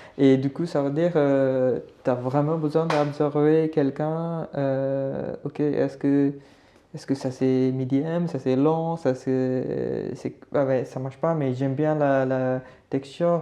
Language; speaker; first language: French; non-native, learner; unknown